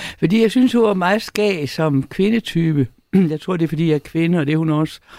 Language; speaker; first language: Danish; native; Danish